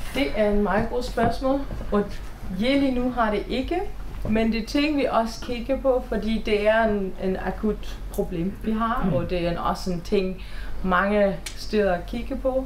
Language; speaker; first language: Danish; non-native, fluent; German